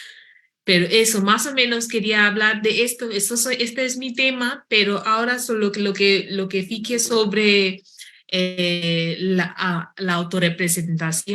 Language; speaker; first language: Spanish; non-native, fluent; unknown